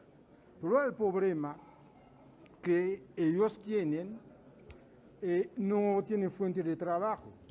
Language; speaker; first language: Spanish; non-native, fluent; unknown